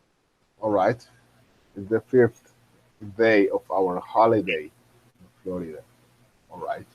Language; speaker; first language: English; non-native, fluent; Spanish